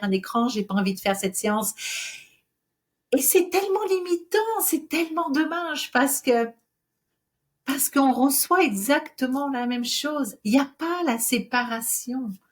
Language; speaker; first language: French; native; French